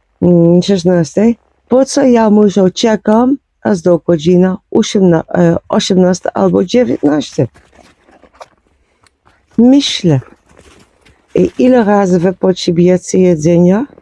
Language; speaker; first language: Polish; non-native, learner; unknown